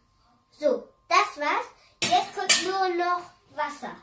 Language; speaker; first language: German; non-native, fluent; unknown